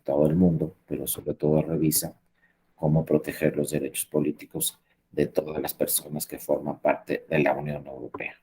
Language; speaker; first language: Spanish; native; Spanish